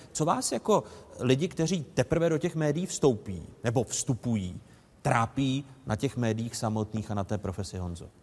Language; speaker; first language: Czech; native; Czech